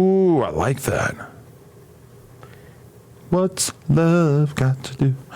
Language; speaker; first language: English; native; English